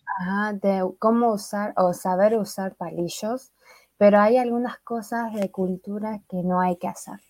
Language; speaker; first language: Spanish; early bilingual, other home language; Chinese